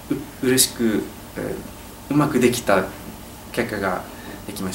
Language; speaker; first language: Japanese; non-native, learner; English